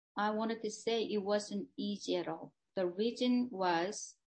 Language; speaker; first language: English; non-native, fluent; Korean